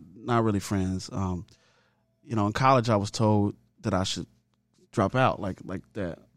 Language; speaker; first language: English; native; English